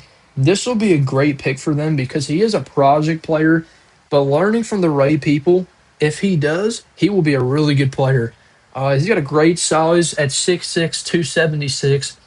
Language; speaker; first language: English; native; English